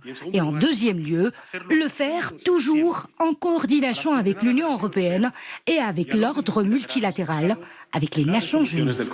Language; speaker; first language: French; non-native, local second language; Arabic